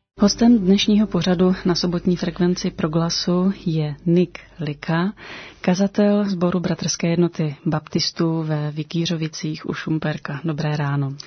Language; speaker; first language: Czech; native; Czech